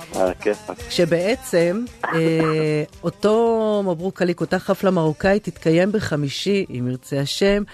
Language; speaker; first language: Hebrew; early bilingual, other home language; Turkish